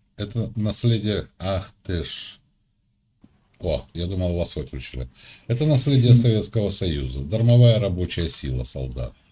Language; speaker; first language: Russian; native; Russian